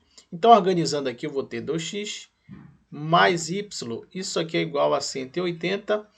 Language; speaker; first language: Portuguese; native; Portuguese